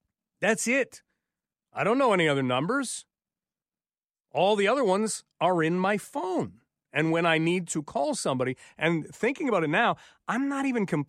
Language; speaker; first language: English; native; English